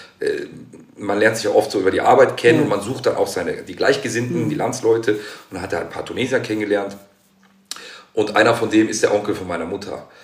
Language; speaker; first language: German; native; German